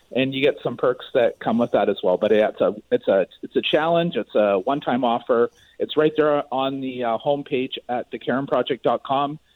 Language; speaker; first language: English; native; English